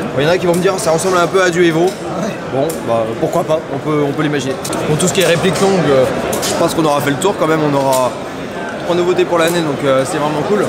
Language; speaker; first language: French; native; French